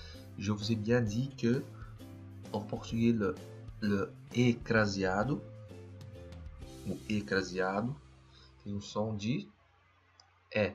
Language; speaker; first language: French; non-native, fluent; Portuguese